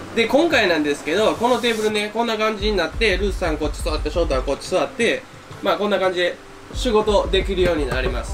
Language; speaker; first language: Japanese; native; Japanese